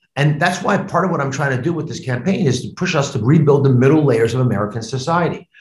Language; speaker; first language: English; native; English